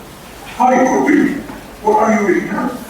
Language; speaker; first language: English; non-native, learner; Indonesian